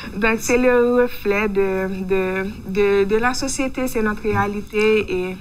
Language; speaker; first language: French; non-native, local second language; Haitian Creole